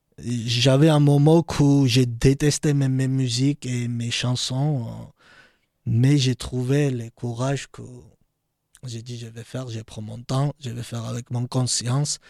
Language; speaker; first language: French; non-native, learner; Georgian